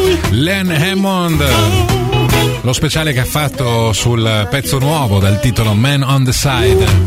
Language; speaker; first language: Italian; native; Italian